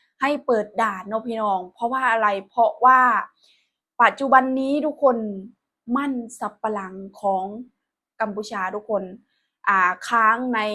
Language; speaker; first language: Thai; non-native, local second language; Northeastern Thai